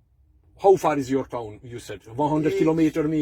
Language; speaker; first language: English; non-native, fluent; Hungarian